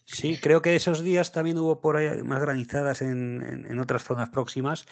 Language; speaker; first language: Spanish; native; Spanish